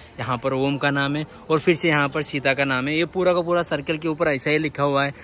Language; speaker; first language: Hindi; non-native, local second language; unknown